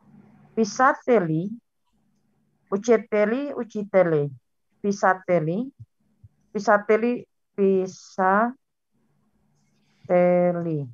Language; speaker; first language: Russian; non-native, fluent; Indonesian